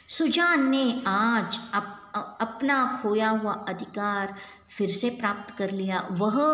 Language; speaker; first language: Hindi; non-native, local second language; Kannada